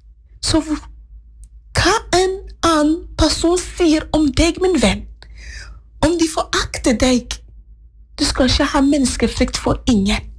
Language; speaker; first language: Norwegian; non-native, fluent; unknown